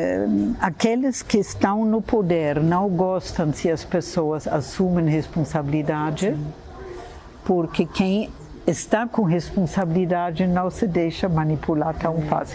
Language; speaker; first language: Portuguese; non-native, fluent; German